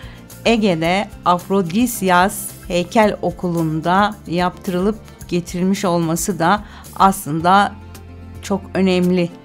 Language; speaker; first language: Turkish; native; Turkish